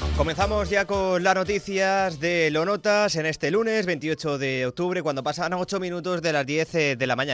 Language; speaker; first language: Spanish; native; Spanish